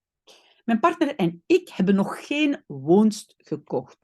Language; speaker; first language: Dutch; non-native, local second language; French